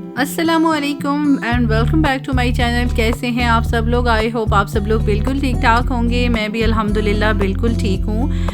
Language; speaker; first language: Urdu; native; Urdu